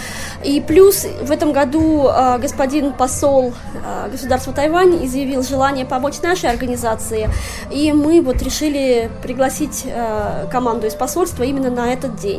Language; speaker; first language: Russian; native; Russian